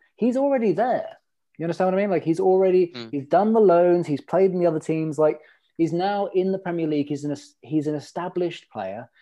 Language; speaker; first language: English; early bilingual, other home language; Norwegian